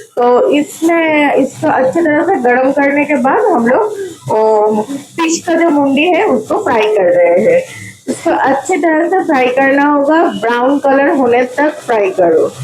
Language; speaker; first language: Hindi; non-native, local second language; Bangla